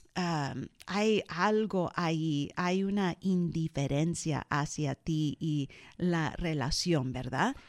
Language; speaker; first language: Spanish; early bilingual, heritage; Spanish